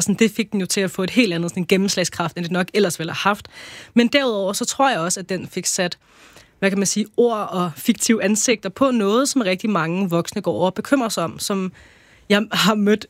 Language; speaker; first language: Danish; native; Danish